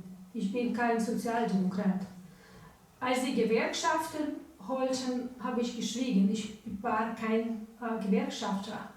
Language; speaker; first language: German; non-native, fluent; Ukrainian